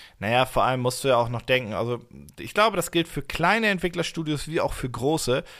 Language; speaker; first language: German; native; German